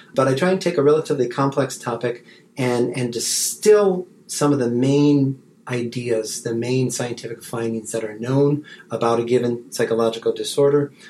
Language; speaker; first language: English; native; English